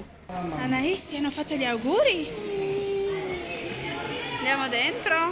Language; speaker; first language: Italian; native; Italian